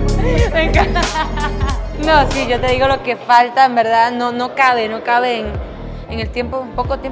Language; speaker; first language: Spanish; early bilingual, other home language; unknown